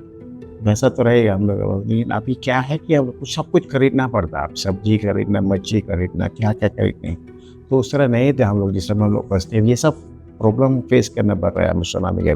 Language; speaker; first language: Hindi; non-native, local second language; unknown